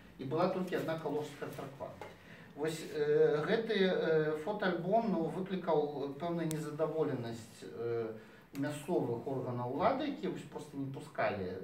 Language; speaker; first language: Belarusian; native; Belarusian